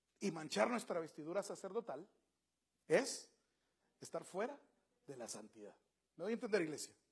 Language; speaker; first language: Spanish; native; Spanish